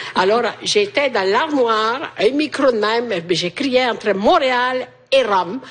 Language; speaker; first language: French; non-native, fluent; Italian